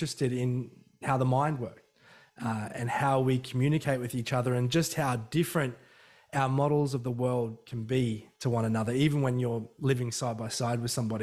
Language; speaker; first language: English; native; English